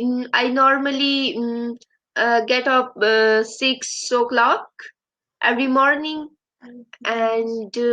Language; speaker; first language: English; non-native, learner; Urdu